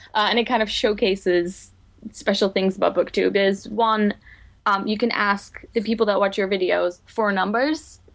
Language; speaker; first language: English; non-native, fluent; Dutch